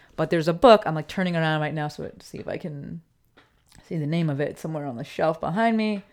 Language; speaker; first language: English; native; English